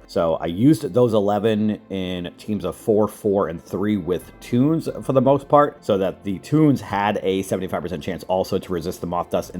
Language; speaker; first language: English; native; English